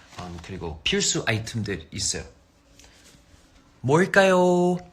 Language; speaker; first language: Korean; non-native, fluent; English